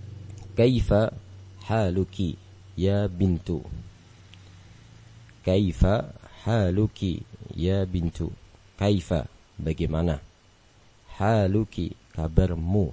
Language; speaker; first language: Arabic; non-native, fluent; Indonesian